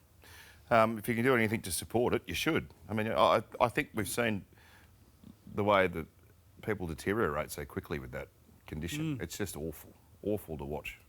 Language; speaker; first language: English; native; English